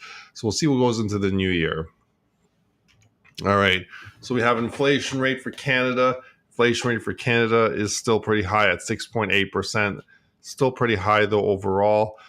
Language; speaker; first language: English; native; English